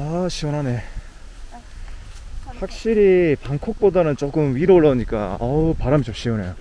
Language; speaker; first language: Korean; native; Korean